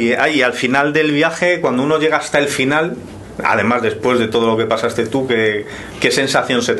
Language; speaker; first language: Spanish; native; Spanish